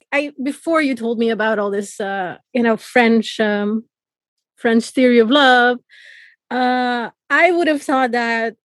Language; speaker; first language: English; non-native, fluent; Persian